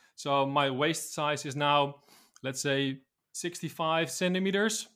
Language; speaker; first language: English; non-native, fluent; Dutch